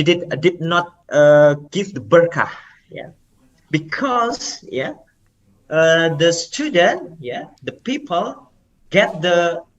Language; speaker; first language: English; non-native, fluent; Indonesian